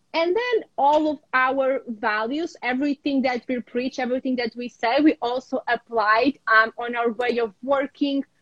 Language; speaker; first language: English; non-native, fluent; Ukrainian